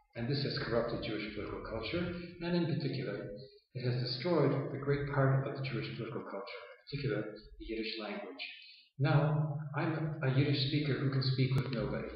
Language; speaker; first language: English; non-native, local second language; Yiddish